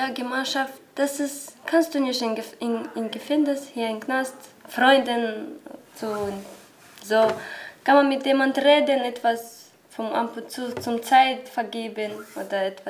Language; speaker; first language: German; non-native, learner; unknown